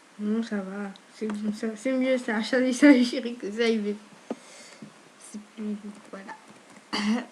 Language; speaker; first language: French; native; French